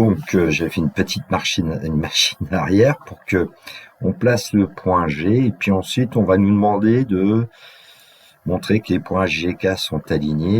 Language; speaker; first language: French; native; French